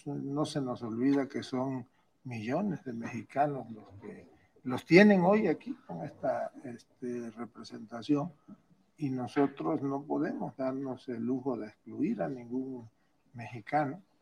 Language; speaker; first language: Spanish; native; Spanish